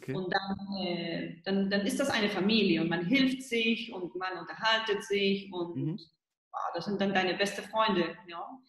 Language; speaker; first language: German; early bilingual, heritage; Spanish